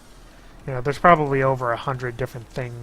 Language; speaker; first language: English; native; English